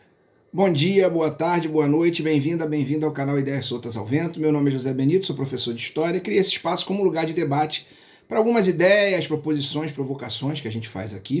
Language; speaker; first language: Portuguese; native; Portuguese